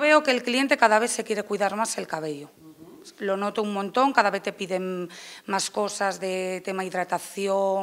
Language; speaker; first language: Spanish; native; Spanish